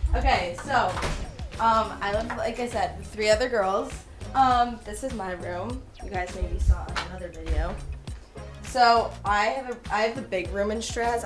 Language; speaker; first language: English; native; English